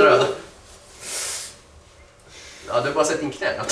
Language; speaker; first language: Swedish; native; Swedish